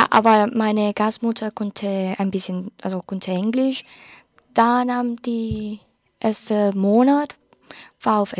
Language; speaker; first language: German; non-native, learner; Spanish